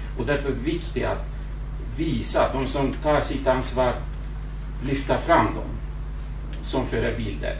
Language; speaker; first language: Swedish; non-native, fluent; Kurdish